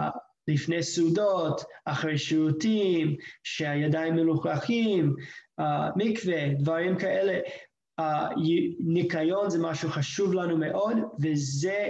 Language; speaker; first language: Hebrew; non-native, fluent; English